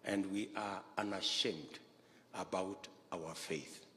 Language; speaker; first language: English; non-native, local second language; Kalenjin